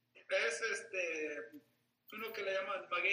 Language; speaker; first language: Spanish; non-native, fluent; English